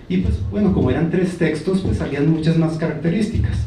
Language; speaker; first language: Spanish; native; Spanish